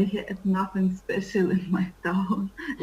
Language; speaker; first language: English; non-native, learner; Russian